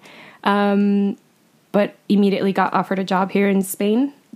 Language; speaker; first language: English; early bilingual, other home language; Spanish